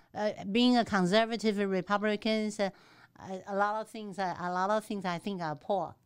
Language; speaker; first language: English; non-native, fluent; Chinese